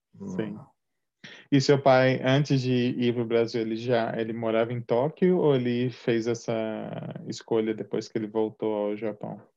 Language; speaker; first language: Portuguese; native; Portuguese